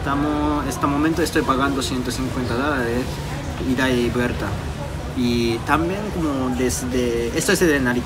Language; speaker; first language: Spanish; non-native, learner; Japanese